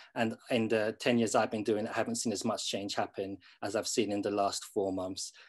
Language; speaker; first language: English; native; English